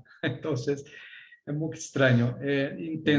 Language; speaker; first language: Spanish; non-native, learner; Portuguese